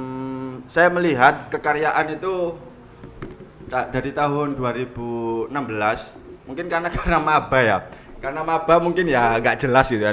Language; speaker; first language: Indonesian; non-native, local second language; Javanese